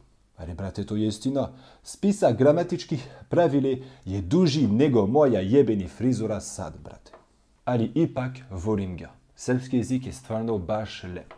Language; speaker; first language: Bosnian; non-native, fluent; French